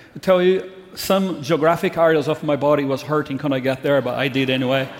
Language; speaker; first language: English; non-native, fluent; Portuguese